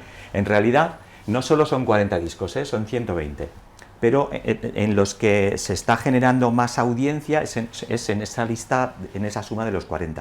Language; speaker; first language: Spanish; native; Spanish